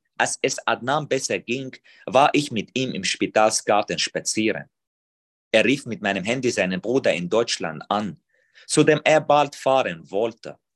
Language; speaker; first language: German; non-native, fluent; Arabic